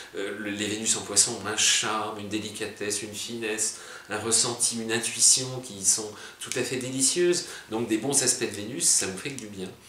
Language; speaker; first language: French; native; French